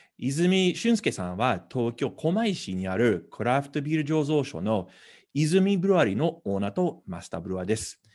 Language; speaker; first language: Japanese; non-native, fluent; English